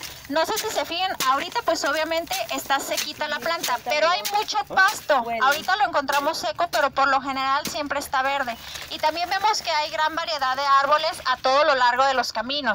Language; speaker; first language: Spanish; native; Spanish